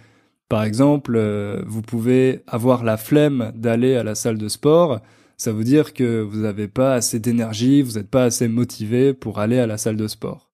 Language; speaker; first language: French; native; French